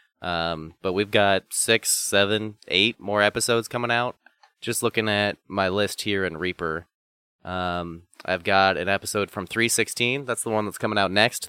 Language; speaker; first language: English; native; English